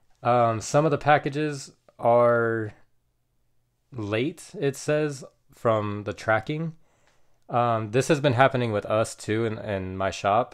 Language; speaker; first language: English; native; English